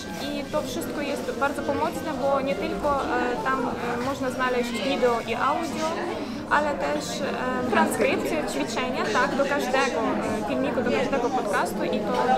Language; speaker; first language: Polish; non-native, fluent; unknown